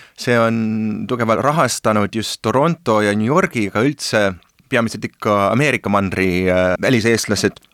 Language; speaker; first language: Estonian; early bilingual, heritage; Estonian